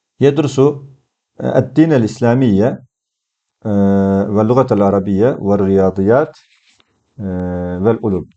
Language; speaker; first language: Arabic; non-native, fluent; Turkish